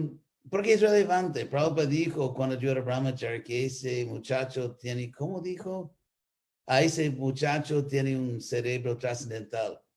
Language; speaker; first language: Spanish; non-native, fluent; English